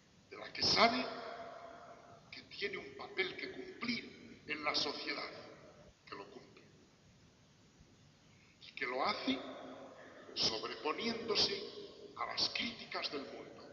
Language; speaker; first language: Spanish; native; Spanish